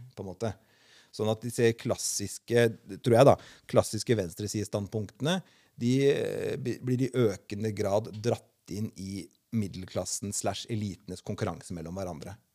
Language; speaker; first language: Norwegian; native; Norwegian